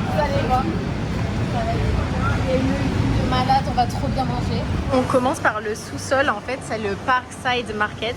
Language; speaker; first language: French; native; French